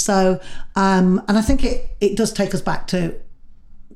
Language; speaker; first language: English; native; English